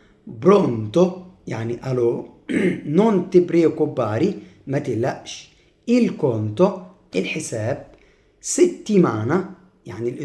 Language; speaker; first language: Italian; non-native, fluent; Arabic